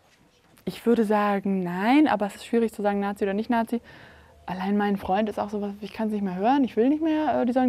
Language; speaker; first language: German; native; German